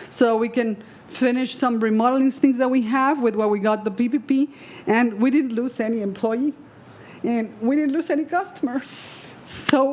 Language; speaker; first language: English; non-native, fluent; Spanish